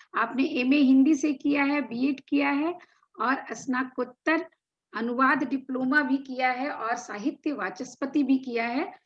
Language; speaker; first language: Hindi; native; Hindi